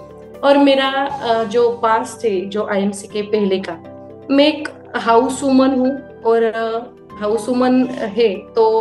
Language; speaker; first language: Hindi; native; Hindi